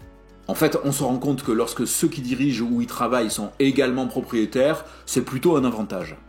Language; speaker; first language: French; native; French